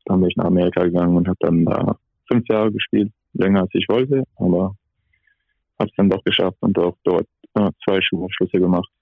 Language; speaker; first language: German; non-native, local second language; French